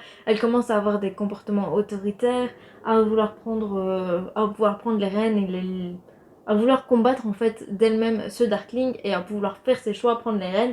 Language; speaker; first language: French; native; French